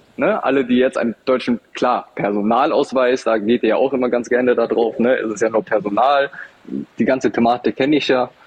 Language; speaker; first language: German; native; German